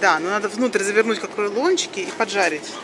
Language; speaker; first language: Russian; native; Russian